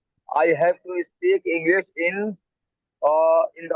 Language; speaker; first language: English; non-native, learner; Hindi